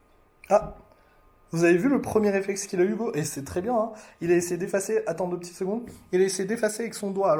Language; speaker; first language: French; native; French